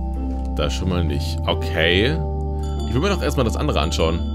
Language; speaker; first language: German; native; German